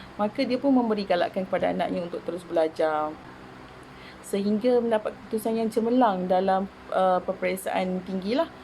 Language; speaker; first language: Malay; native; Malay